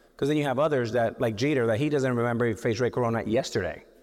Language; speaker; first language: English; native; English